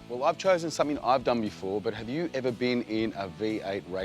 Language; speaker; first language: English; native; English